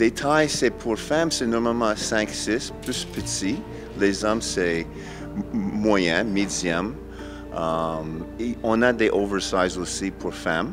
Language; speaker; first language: French; non-native, fluent; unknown